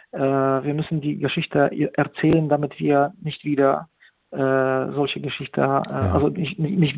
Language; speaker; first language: German; non-native, fluent; Polish